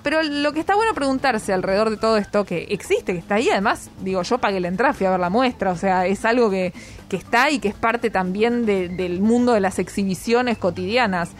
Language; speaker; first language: Spanish; native; Spanish